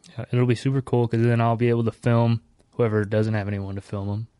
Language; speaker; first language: English; native; English